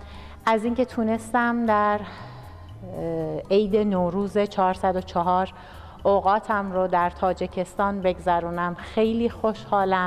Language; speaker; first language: Persian; non-native, local second language; Azerbaijani